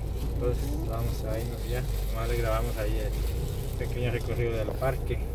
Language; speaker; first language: Spanish; native; Spanish